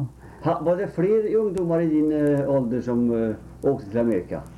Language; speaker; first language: Swedish; native; Swedish